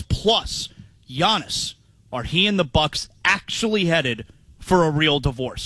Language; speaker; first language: English; native; English